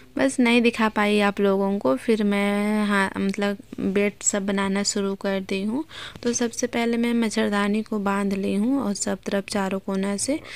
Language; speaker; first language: Hindi; native; Hindi